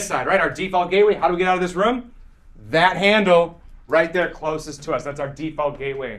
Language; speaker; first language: English; native; English